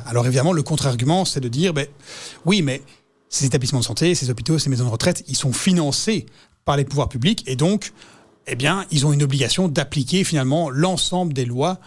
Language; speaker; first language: French; native; French